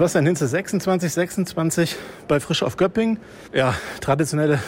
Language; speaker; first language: German; native; German